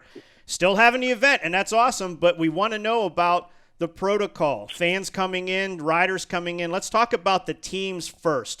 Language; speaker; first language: English; native; English